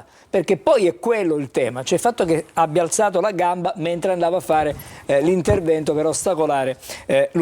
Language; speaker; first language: Italian; native; Italian